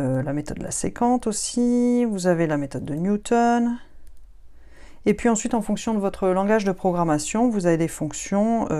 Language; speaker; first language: French; native; French